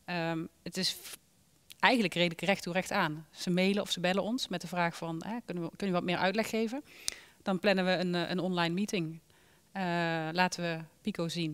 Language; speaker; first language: Dutch; native; Dutch